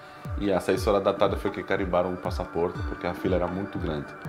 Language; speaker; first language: Portuguese; non-native, fluent; Spanish